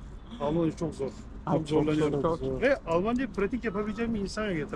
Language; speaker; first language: Turkish; native; Turkish